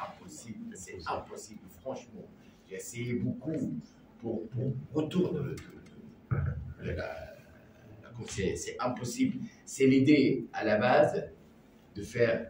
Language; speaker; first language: French; non-native, learner; Arabic